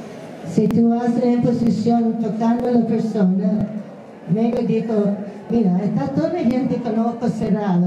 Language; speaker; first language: Spanish; non-native, fluent; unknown